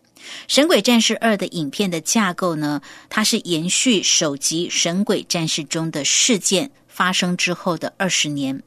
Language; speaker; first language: Chinese; native; Chinese